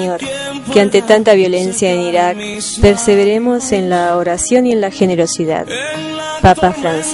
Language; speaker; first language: Spanish; native; Spanish